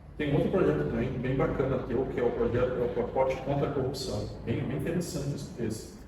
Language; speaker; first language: Portuguese; native; Portuguese